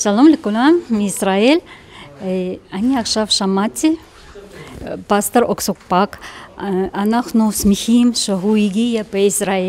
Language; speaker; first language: Hebrew; non-native, learner; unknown